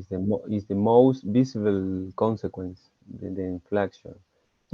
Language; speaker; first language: English; non-native, learner; Spanish